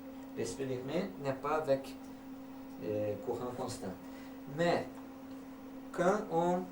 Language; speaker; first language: French; non-native, learner; Portuguese